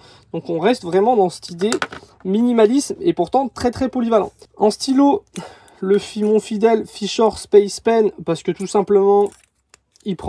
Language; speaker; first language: French; native; French